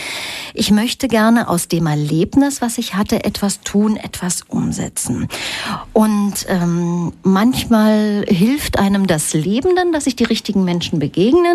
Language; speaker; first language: German; native; German